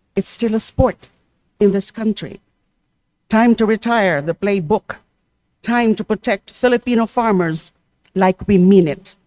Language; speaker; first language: English; non-native, local second language; Filipino